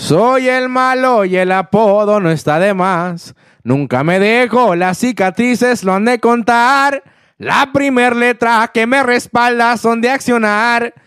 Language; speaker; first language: Spanish; early bilingual, other home language; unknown